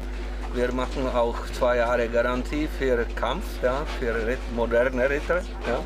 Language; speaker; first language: German; non-native, fluent; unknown